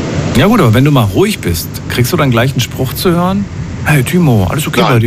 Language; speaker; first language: German; native; German